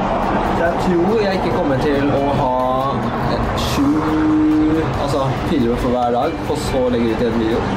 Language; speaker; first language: Norwegian; native; Norwegian